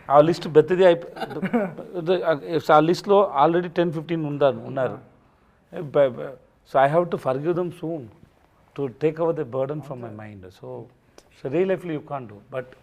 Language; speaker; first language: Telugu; non-native, learner; Tamil